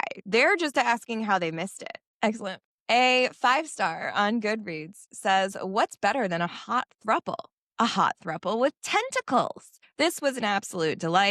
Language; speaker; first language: English; native; English